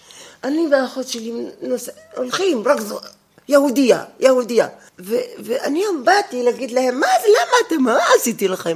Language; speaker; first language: Hebrew; non-native, fluent; Arabic